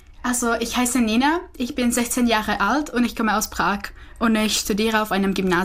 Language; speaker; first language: German; non-native, fluent; Czech